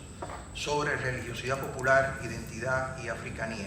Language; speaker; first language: Spanish; native; Spanish